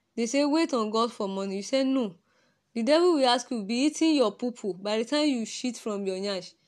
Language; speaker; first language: English; non-native, local second language; Yoruba